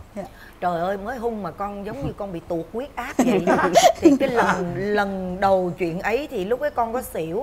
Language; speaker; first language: Vietnamese; native; Vietnamese